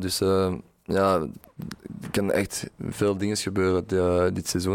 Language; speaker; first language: Dutch; non-native, local second language; French